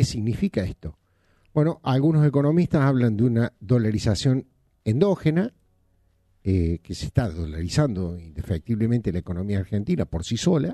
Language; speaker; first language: Spanish; native; Spanish